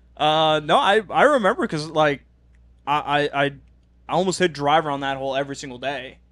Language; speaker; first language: English; non-native, fluent; Norwegian